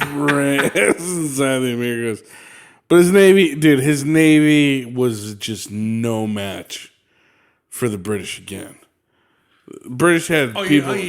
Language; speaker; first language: English; native; English